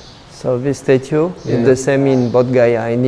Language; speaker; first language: English; non-native, fluent; French